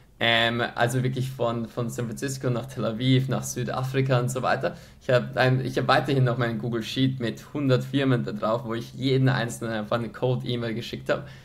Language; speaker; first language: German; early bilingual, other home language; Polish